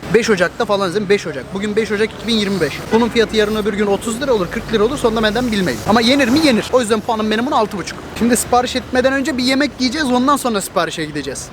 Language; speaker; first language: Turkish; native; Turkish